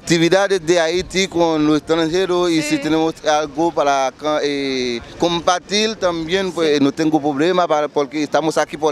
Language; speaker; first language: Spanish; non-native, learner; Haitian Creole